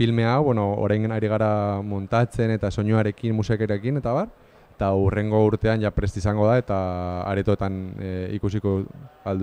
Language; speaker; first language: Basque; non-native, local second language; Spanish